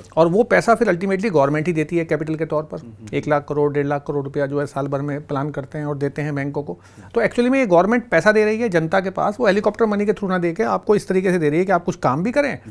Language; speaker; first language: Hindi; native; Hindi